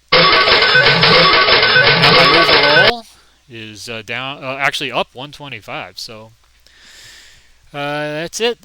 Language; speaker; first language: English; native; English